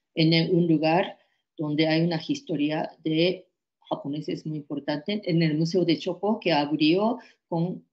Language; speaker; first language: Spanish; non-native, fluent; Japanese